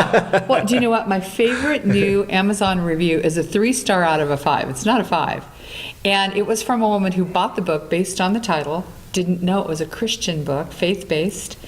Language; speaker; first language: English; native; English